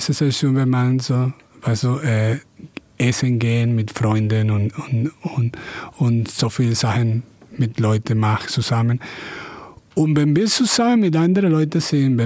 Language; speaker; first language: German; non-native, fluent; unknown